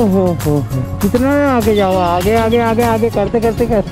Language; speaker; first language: Hindi; non-native, local second language; Bangla